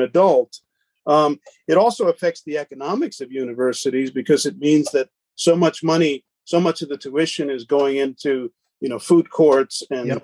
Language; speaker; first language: English; native; English